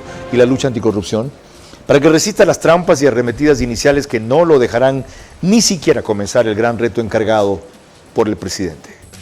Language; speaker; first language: Spanish; native; Spanish